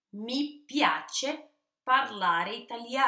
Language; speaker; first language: Italian; non-native, fluent; Portuguese